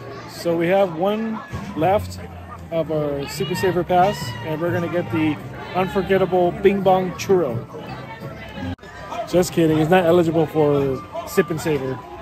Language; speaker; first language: English; early bilingual, other home language; Spanish